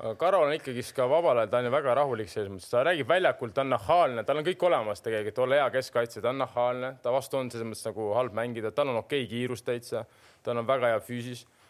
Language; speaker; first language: Estonian; native; Estonian